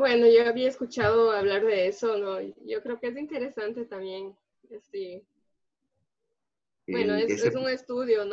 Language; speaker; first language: Spanish; early bilingual, other home language; Portuguese